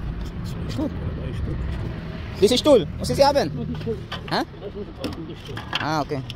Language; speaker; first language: German; non-native, learner; Filipino